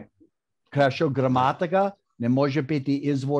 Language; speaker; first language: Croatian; early bilingual, heritage; Croatian